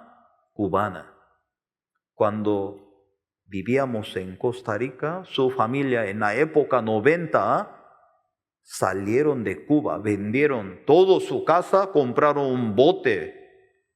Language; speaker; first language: Spanish; non-native, learner; Korean